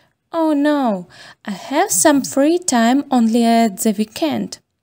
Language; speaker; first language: English; non-native, fluent; Ukrainian